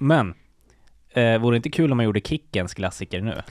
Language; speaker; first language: Swedish; native; Swedish